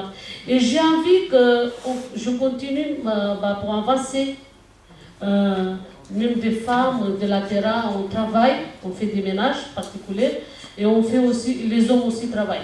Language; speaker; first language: French; non-native, learner; Romanian